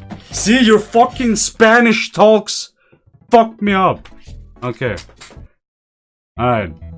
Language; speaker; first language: English; non-native, fluent; Swiss German